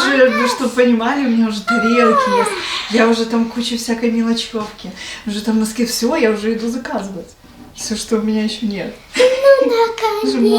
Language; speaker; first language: Russian; native; Russian